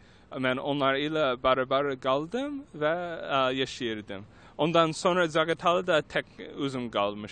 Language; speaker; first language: Turkish; non-native, learner; English